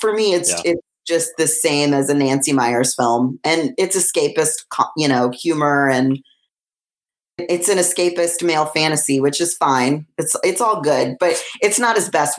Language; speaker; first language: English; native; English